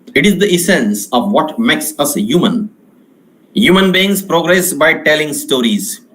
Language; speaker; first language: English; non-native, local second language; Marathi